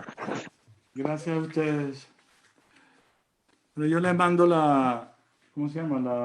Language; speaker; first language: Spanish; early bilingual, other home language; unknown